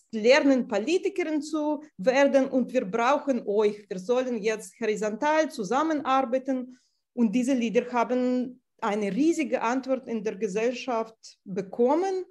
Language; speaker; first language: German; non-native, fluent; Russian